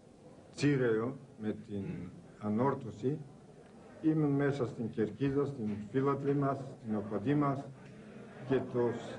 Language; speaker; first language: Greek; non-native, learner; Bulgarian